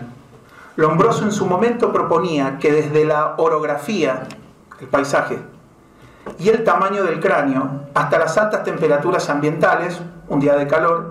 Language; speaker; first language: Spanish; native; Spanish